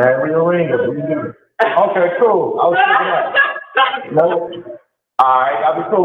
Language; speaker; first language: English; native; English